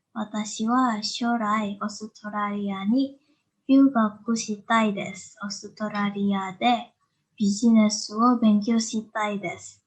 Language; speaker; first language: Japanese; non-native, learner; Indonesian